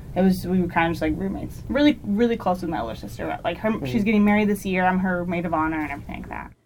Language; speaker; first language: English; native; English